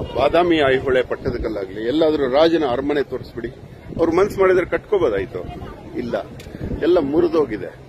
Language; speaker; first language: Kannada; native; Kannada